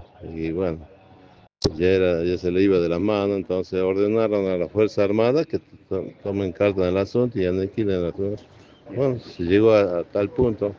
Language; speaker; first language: Spanish; native; Spanish